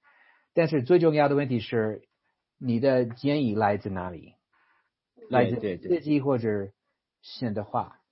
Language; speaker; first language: Chinese; non-native, fluent; English